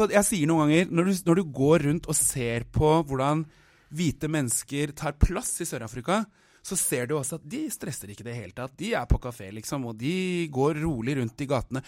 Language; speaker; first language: Norwegian; native; Norwegian